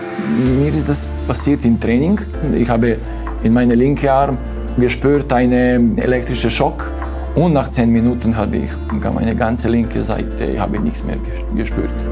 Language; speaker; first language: German; non-native, fluent; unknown